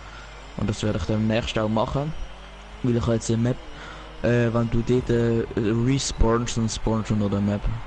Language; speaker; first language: German; native; German